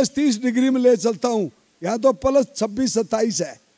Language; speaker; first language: Hindi; native; Hindi